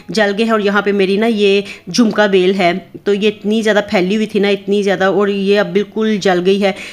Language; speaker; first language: Urdu; native; Urdu